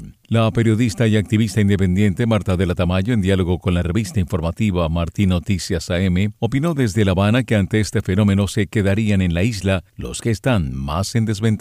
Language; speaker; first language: Spanish; native; Spanish